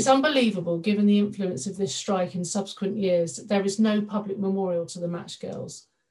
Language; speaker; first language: English; native; English